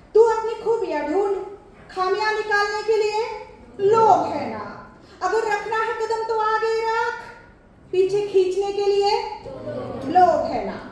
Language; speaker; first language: Hindi; non-native, local second language; Marathi